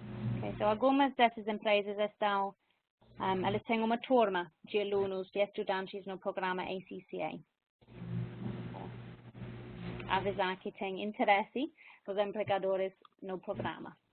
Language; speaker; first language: Portuguese; non-native, fluent; English